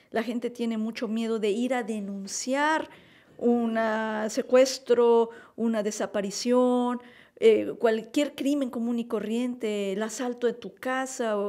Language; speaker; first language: Spanish; native; Spanish